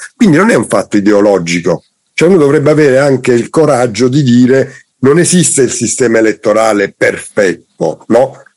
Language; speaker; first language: Italian; native; Italian